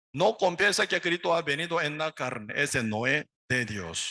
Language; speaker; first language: Spanish; non-native, learner; Korean